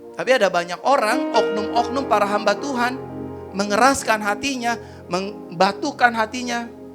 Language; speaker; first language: Indonesian; native; Indonesian